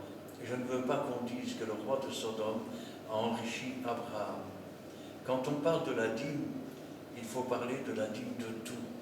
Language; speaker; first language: French; native; French